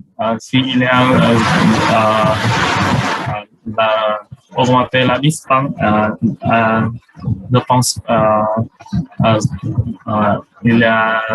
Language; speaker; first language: French; non-native, learner; Vietnamese